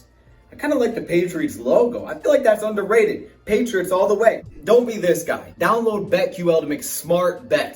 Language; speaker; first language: English; native; English